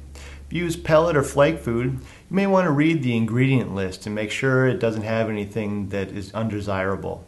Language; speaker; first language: English; native; English